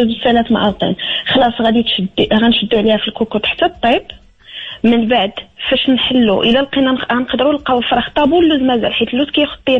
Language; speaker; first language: Arabic; native; Arabic